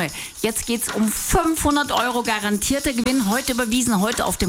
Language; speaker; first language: German; native; German